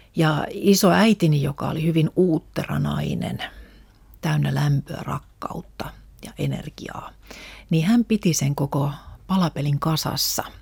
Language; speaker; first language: Finnish; non-native, local second language; Russian